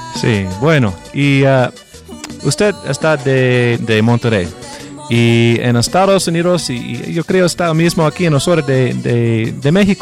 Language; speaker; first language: Spanish; non-native, learner; English